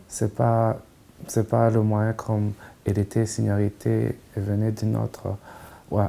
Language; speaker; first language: French; non-native, local second language; Kinyarwanda